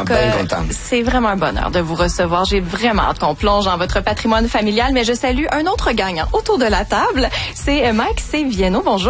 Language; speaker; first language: French; native; French